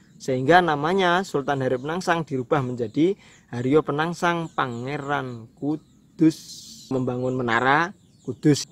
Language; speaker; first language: Indonesian; non-native, local second language; Javanese